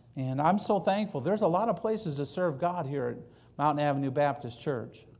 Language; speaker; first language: English; early bilingual, other home language; Polish